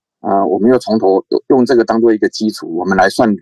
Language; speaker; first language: Chinese; native; Chinese